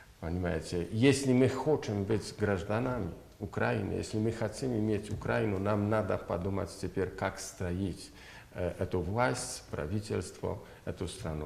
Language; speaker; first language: Russian; non-native, learner; Polish